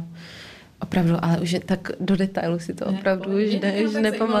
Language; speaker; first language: Czech; early bilingual, heritage; Czech